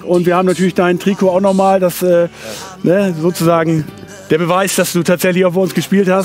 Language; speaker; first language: German; native; German